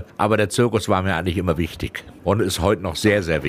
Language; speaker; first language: German; native; German